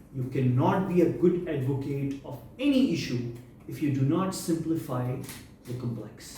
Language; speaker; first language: English; non-native, local second language; Urdu